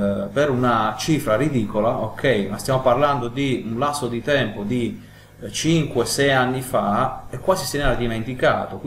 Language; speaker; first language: Italian; native; Italian